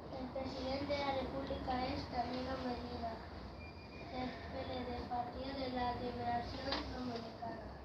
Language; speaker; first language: Spanish; non-native, local second language; Catalan